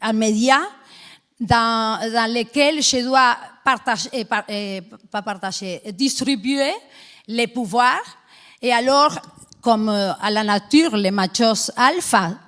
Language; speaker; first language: French; non-native, fluent; Spanish